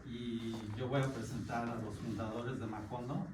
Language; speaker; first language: Spanish; early bilingual, other home language; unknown